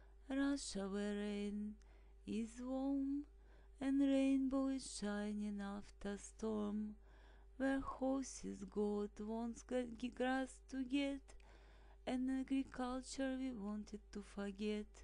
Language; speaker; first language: English; non-native, learner; Russian